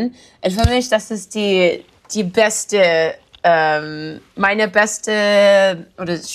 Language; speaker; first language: German; non-native, learner; English